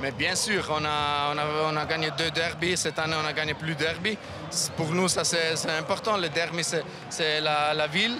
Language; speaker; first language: French; non-native, local second language; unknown